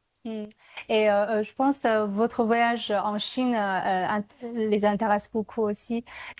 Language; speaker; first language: French; non-native, fluent; Chinese